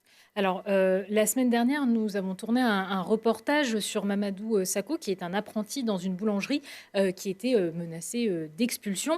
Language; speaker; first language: French; native; French